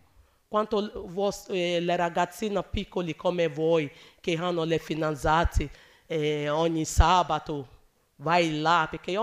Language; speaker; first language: Italian; non-native, learner; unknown